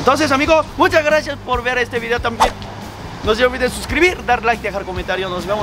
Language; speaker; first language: Spanish; non-native, fluent; Korean